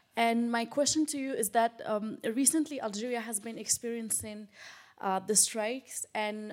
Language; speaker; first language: English; non-native, fluent; Arabic